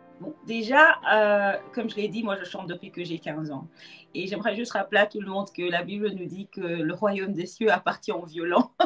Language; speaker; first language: French; non-native, local second language; Lingala